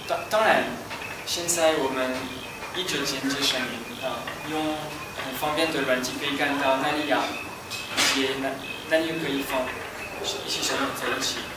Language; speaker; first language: Chinese; non-native, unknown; French